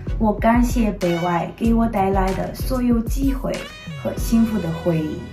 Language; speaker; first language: Chinese; non-native, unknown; Ukrainian